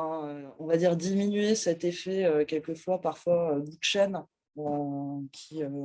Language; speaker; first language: French; native; French